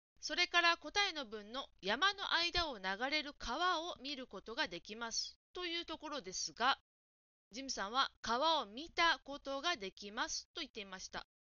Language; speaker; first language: Japanese; native; Japanese